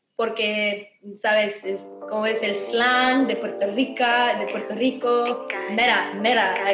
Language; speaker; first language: Spanish; non-native, fluent; Romanian